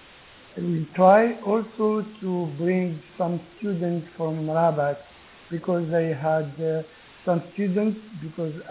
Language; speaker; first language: English; non-native, learner; Arabic